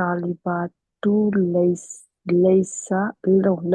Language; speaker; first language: Arabic; non-native, learner; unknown